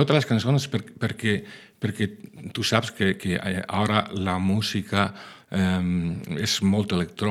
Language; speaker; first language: Catalan; non-native, local second language; Spanish